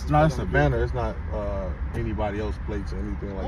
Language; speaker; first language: English; native; English